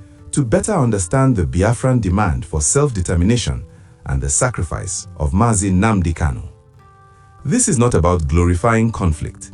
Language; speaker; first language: English; non-native, local second language; Igbo